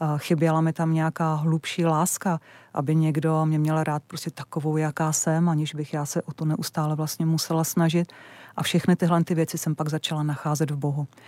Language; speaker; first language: Czech; native; Czech